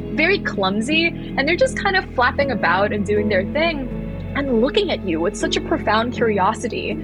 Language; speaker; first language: English; early bilingual, other home language; Thai